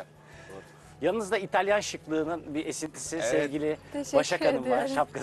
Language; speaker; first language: Turkish; native; Turkish